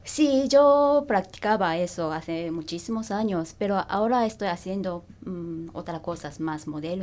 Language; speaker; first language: Spanish; non-native, learner; Japanese